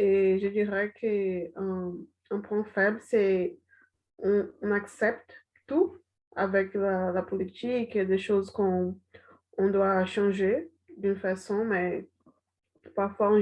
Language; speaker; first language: French; non-native, learner; Portuguese